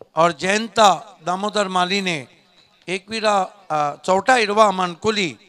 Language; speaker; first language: Hindi; non-native, local second language; Marathi